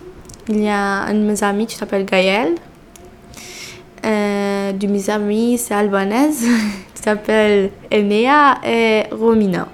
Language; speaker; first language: French; non-native, learner; Albanian